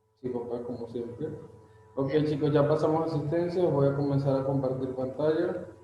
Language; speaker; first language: Spanish; native; Spanish